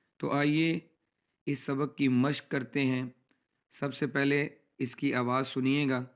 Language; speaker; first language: Urdu; non-native, local second language; Punjabi